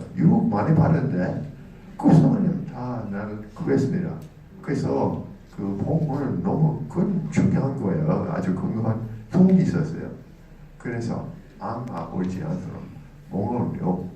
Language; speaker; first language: Korean; non-native, learner; English